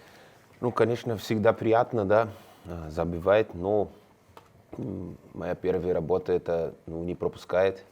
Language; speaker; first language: Russian; non-native, learner; Spanish